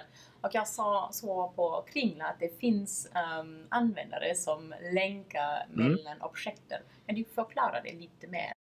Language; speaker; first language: Swedish; non-native, fluent; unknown